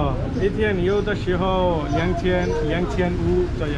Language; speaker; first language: Chinese; non-native, learner; Bangla